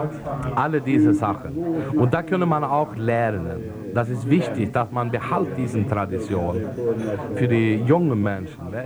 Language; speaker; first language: German; non-native, learner; Swedish